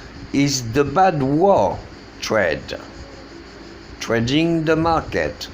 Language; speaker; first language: English; non-native, learner; French